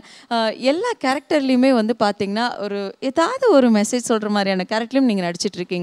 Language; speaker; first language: Tamil; native; Tamil